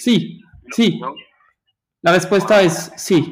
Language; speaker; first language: Spanish; non-native, learner; French